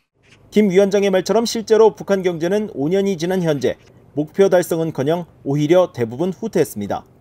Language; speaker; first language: Korean; native; Korean